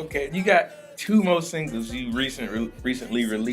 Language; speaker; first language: English; native; English